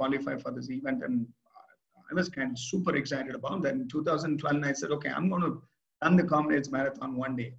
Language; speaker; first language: English; non-native, local second language; Tamil